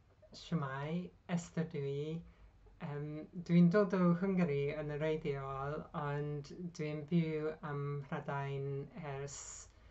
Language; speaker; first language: Welsh; non-native, learner; Hungarian